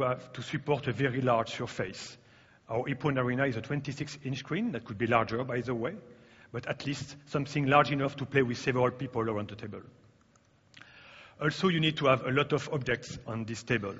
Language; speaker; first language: English; non-native, fluent; French